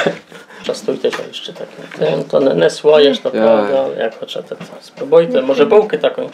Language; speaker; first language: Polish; non-native, local second language; Rusyn